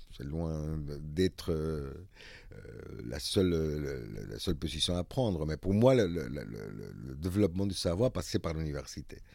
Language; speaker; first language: French; non-native, fluent; Spanish